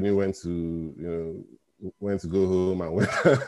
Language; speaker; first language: English; non-native, local second language; Igbo